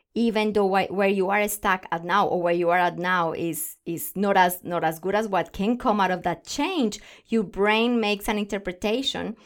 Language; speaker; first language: English; non-native, fluent; Spanish